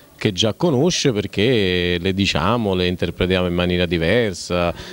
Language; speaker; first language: Italian; native; Italian